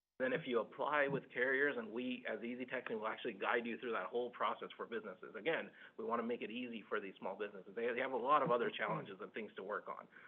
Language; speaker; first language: English; early bilingual, other home language; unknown